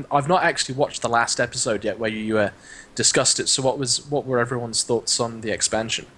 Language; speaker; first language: English; native; English